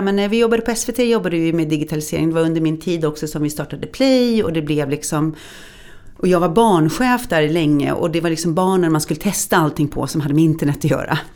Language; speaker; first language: Swedish; native; Swedish